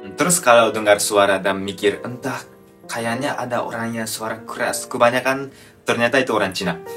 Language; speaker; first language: Indonesian; non-native, fluent; Japanese